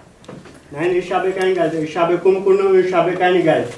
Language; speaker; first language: German; non-native, learner; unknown